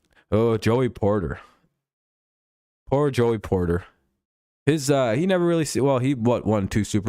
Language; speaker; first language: English; native; English